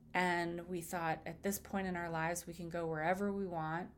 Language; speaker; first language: English; native; English